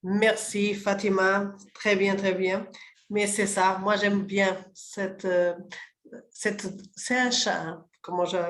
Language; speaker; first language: French; early bilingual, other home language; Portuguese